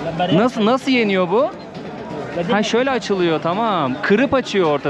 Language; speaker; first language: Turkish; native; Turkish